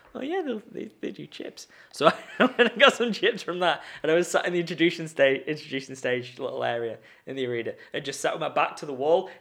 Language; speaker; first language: English; native; English